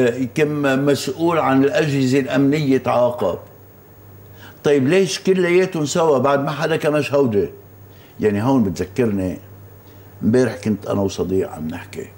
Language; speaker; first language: Arabic; native; Arabic